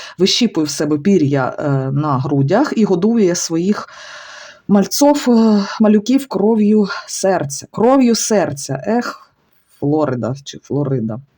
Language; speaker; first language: Ukrainian; non-native, local second language; Russian